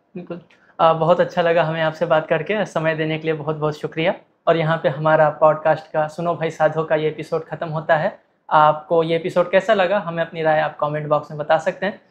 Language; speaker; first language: Hindi; native; Hindi